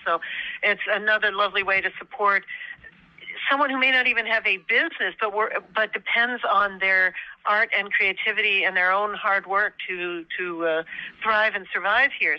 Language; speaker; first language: English; native; English